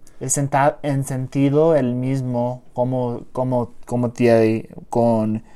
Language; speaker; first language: Spanish; non-native, learner; English